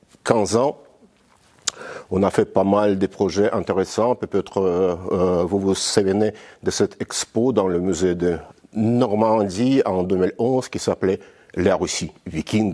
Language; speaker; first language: French; non-native, fluent; Russian